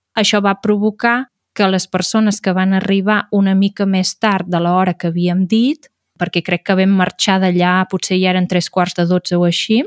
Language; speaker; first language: Catalan; native; Catalan